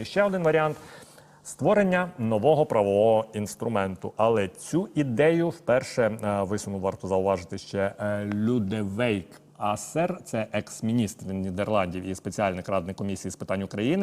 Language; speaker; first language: Ukrainian; native; Ukrainian